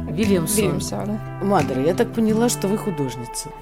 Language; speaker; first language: Russian; native; Russian